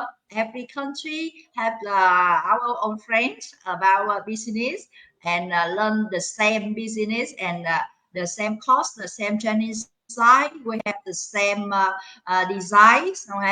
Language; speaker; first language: English; non-native, learner; Vietnamese